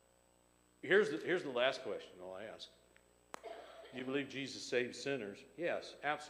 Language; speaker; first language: English; native; English